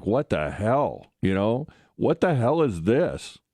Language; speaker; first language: English; native; English